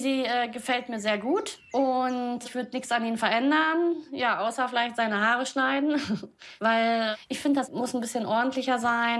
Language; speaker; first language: German; native; German